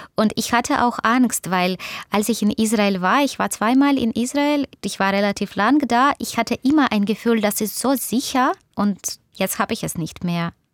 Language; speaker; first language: German; non-native, fluent; Russian